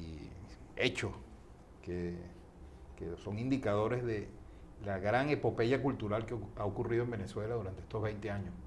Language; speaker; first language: Spanish; native; Spanish